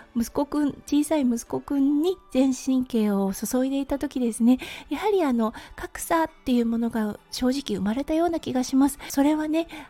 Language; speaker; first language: Japanese; native; Japanese